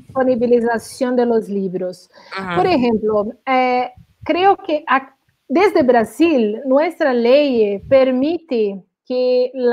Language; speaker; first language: Spanish; non-native, learner; Portuguese